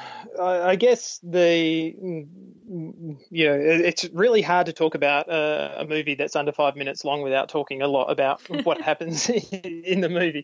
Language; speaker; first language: English; native; English